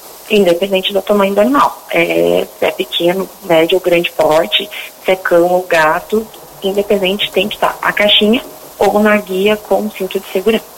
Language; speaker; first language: Portuguese; native; Portuguese